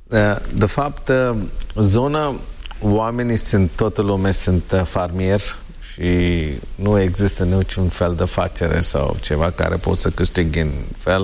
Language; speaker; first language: Romanian; non-native, learner; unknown